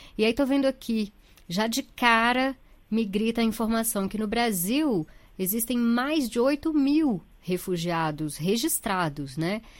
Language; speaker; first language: Portuguese; native; Portuguese